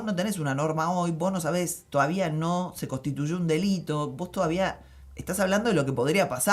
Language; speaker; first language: Spanish; native; Spanish